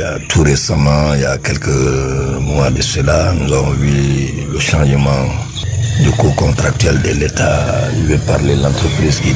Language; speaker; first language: French; non-native, local second language; Mandingo